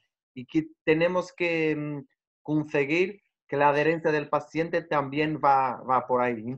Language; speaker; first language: Spanish; non-native, learner; Portuguese